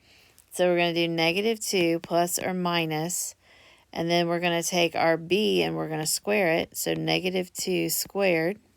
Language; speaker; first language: English; native; English